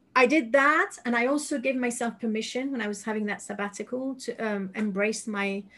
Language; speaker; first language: English; non-native, fluent; French